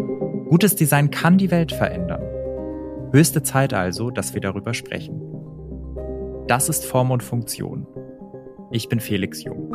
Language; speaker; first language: German; native; German